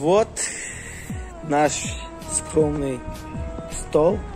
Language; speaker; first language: Russian; non-native, local second language; Tajik